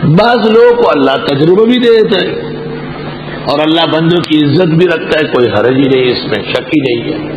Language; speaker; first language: Urdu; non-native, local second language; Pashto